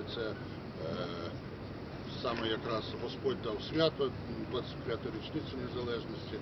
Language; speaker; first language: Ukrainian; native; Ukrainian